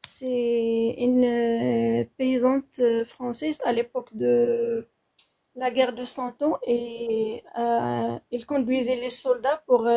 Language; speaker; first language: French; non-native, fluent; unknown